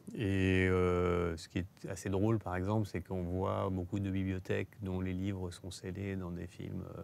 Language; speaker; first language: French; native; French